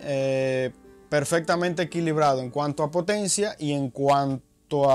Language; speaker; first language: Spanish; native; Spanish